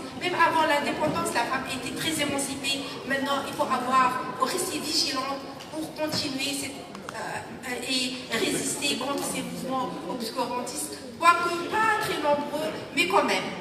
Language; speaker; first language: French; non-native, local second language; Arabic